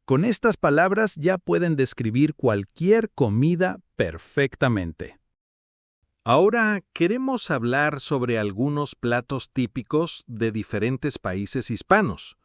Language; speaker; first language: Spanish; non-native, fluent; English